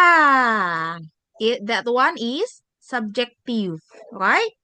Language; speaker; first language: English; non-native, fluent; Indonesian